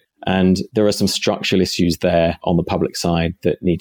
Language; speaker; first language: English; native; English